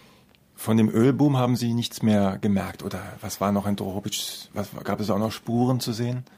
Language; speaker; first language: German; native; German